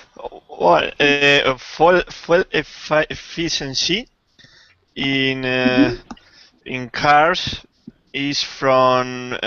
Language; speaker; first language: English; non-native, learner; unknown